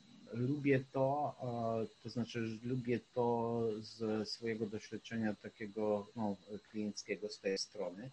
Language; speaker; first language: Polish; non-native, fluent; Ukrainian